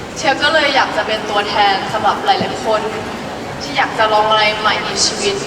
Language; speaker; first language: Thai; early bilingual, heritage; Thai